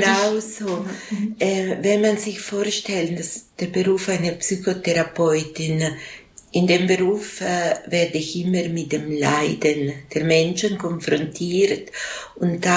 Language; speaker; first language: German; non-native, local second language; Italian